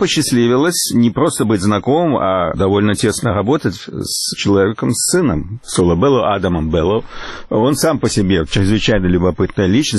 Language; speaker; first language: Russian; native; Russian